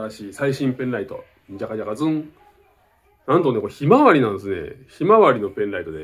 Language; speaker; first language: Japanese; native; Japanese